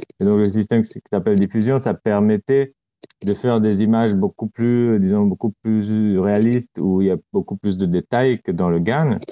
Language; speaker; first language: French; non-native, fluent; Romanian